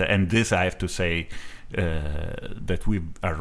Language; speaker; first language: English; non-native, fluent; Italian